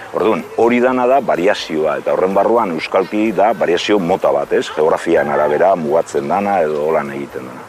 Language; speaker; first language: Basque; native; Basque